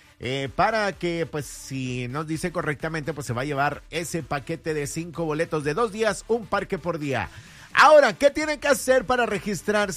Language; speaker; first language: Spanish; native; Spanish